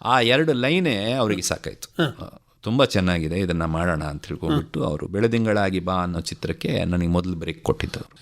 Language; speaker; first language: Kannada; native; Kannada